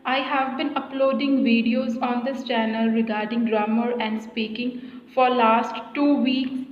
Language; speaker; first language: English; non-native, local second language; Punjabi